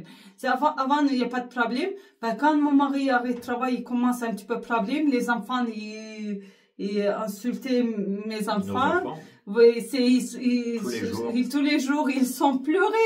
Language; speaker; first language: French; non-native, learner; Arabic